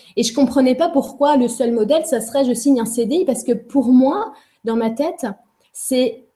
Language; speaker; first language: French; native; French